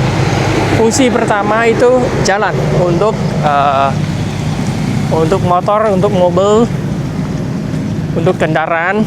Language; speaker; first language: Indonesian; non-native, fluent; Vietnamese